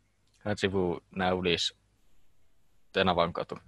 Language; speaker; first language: Russian; non-native, learner; Finnish